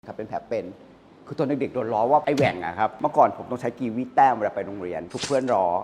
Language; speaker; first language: Thai; native; Thai